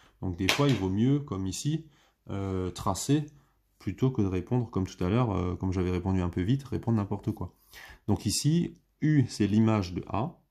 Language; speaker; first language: French; native; French